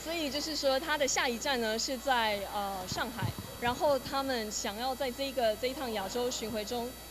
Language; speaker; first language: Chinese; native; Chinese